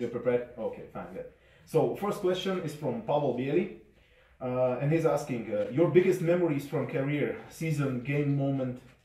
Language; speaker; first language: English; non-native, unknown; Slovak